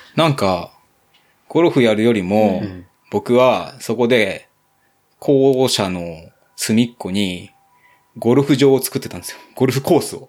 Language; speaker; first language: Japanese; native; Japanese